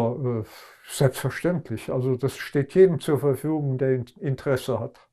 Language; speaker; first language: German; non-native, local second language; Luxembourgish